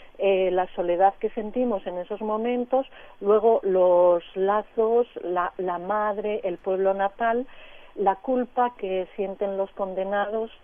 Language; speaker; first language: Spanish; native; Spanish